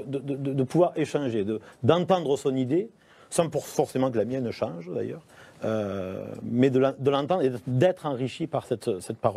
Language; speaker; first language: French; native; French